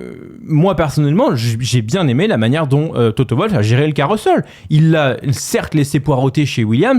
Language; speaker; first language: French; native; French